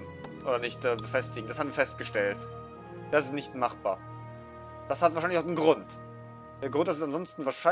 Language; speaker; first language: German; native; German